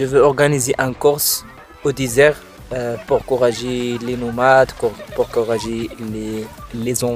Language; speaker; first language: French; non-native, learner; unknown